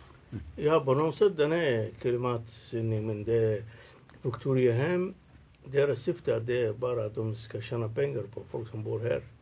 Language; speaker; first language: Swedish; non-native, fluent; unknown